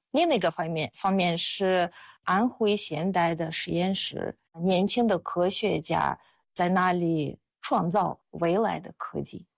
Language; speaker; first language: Chinese; non-native, fluent; Russian